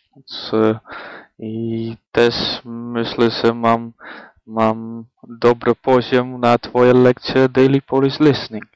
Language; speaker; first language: Polish; non-native, learner; Dutch